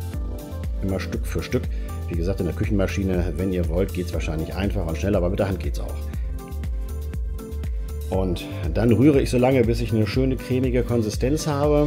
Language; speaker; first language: German; native; German